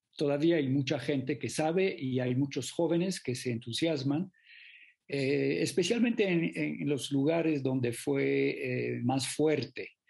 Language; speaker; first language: Spanish; non-native, fluent; French